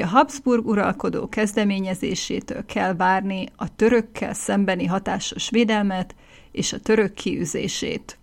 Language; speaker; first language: Hungarian; native; Hungarian